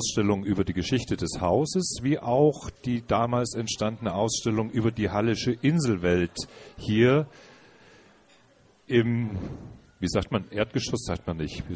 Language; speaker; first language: German; native; German